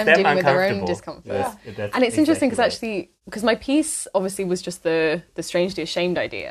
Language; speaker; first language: English; native; English